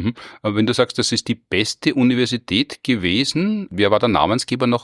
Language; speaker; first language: German; native; German